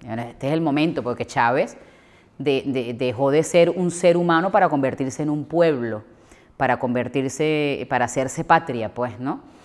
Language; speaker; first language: Spanish; native; Spanish